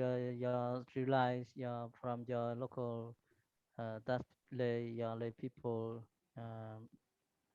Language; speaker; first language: English; non-native, learner; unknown